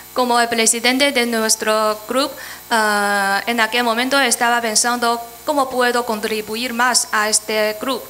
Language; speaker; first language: Spanish; non-native, fluent; Chinese